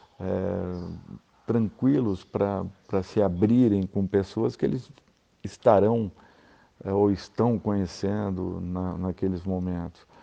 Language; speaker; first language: Portuguese; native; Portuguese